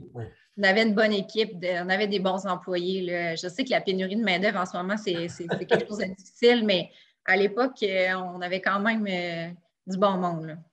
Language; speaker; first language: French; native; French